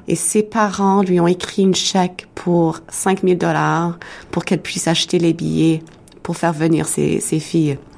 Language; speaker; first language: French; native; French